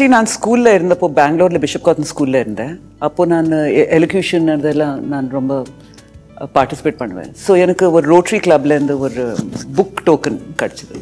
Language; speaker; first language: Tamil; early bilingual, heritage; Tamil